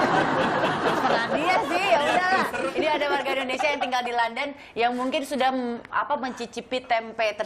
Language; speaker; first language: Indonesian; native; Indonesian